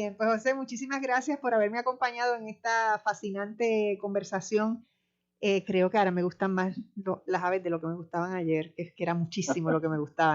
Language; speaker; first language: Spanish; native; Spanish